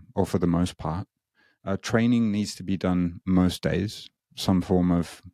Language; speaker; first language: English; native; English